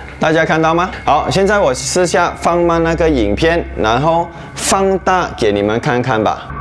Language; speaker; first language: Chinese; non-native, local second language; Hakka Chinese